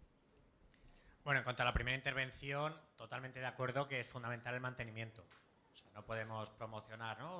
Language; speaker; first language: Spanish; native; Spanish